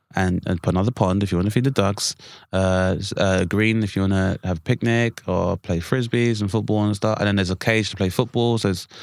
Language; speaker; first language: English; native; English